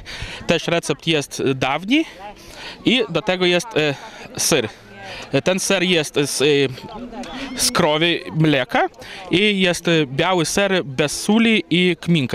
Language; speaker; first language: Polish; non-native, learner; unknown